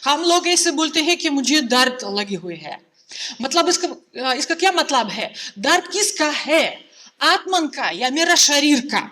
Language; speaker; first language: Hindi; non-native, fluent; Russian